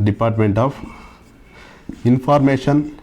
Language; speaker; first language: Kannada; native; Kannada